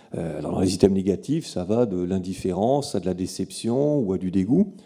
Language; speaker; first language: French; native; French